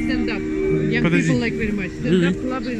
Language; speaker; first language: English; non-native, learner; Russian